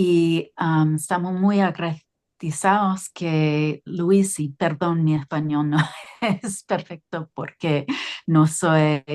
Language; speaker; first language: Spanish; non-native, learner; English